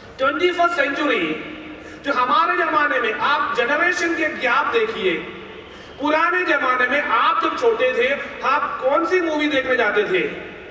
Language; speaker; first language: Hindi; non-native, local second language; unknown